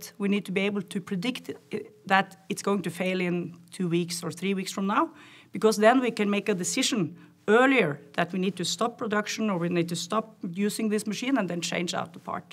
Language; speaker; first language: English; non-native, fluent; Norwegian